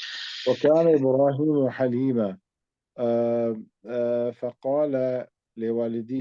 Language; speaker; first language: Arabic; non-native, learner; Urdu